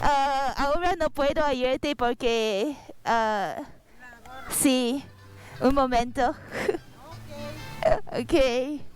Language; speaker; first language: Spanish; non-native, learner; English